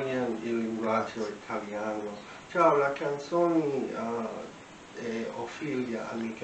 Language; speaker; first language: Italian; non-native, learner; English